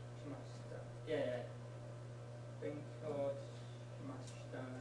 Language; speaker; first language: Japanese; non-native, learner; English